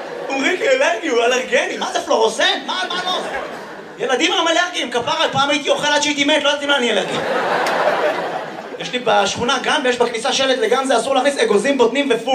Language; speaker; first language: Hebrew; native; Hebrew